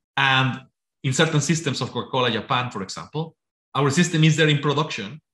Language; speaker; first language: English; non-native, fluent; Spanish